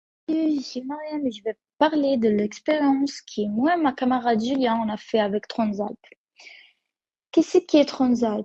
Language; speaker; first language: French; non-native, learner; Italian